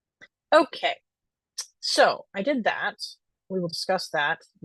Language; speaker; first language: English; native; English